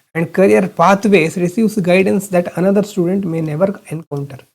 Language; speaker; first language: English; non-native, local second language; Kannada